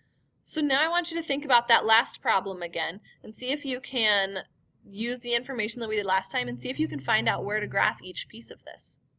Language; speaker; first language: English; native; English